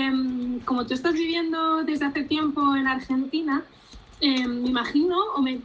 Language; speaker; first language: Spanish; native; Spanish